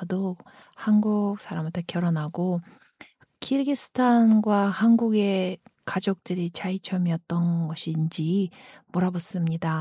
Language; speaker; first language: Korean; non-native, fluent; Kyrgyz